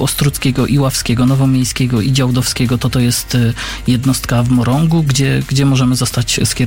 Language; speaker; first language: Polish; native; Polish